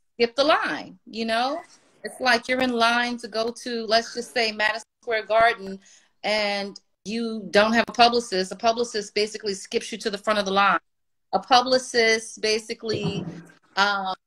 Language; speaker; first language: English; native; English